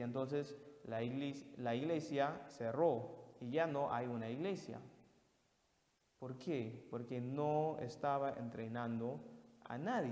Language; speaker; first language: Spanish; non-native, fluent; English